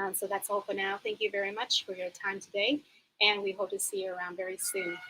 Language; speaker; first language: English; non-native, fluent; Vietnamese